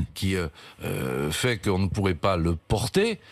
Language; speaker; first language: French; native; French